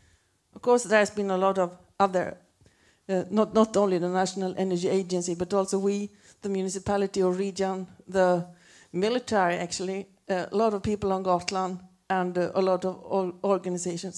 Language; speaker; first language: English; non-native, fluent; Swedish